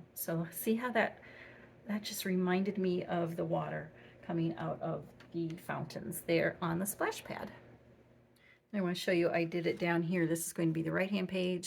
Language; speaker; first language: English; native; English